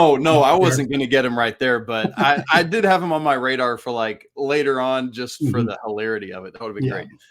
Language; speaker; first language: English; native; English